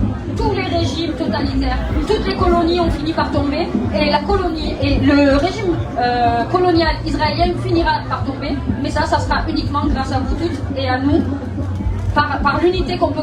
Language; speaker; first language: French; native; French